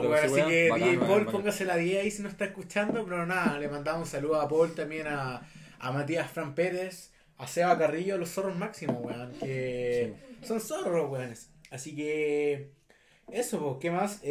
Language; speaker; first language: Spanish; native; Spanish